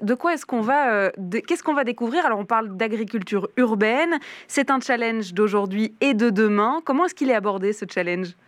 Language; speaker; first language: French; native; French